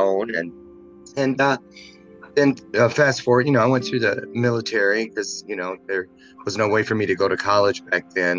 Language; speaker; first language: English; native; English